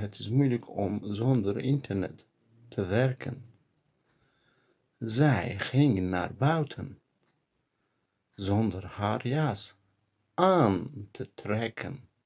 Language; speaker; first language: Dutch; non-native, learner; Turkish